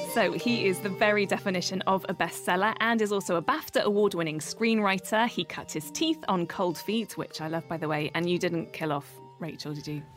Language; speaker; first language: English; native; English